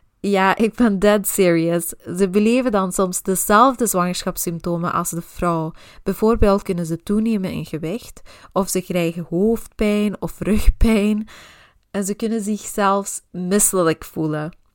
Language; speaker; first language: Dutch; non-native, local second language; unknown